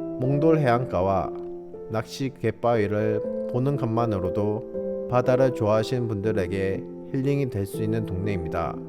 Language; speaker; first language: Korean; native; Korean